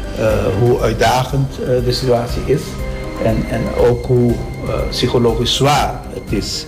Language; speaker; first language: Dutch; non-native, local second language; Papiamento